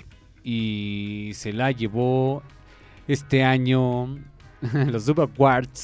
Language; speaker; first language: Spanish; native; Spanish